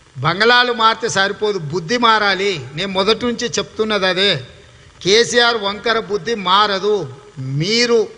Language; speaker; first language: Telugu; native; Telugu